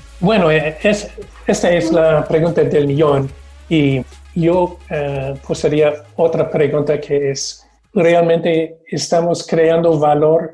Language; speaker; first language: Spanish; non-native, fluent; English